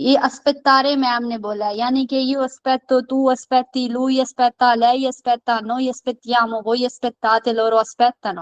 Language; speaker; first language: Italian; non-native, fluent; Urdu